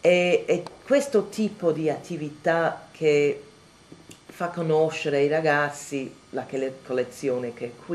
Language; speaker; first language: Italian; non-native, fluent; English